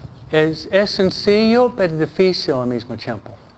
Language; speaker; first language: Spanish; non-native, fluent; English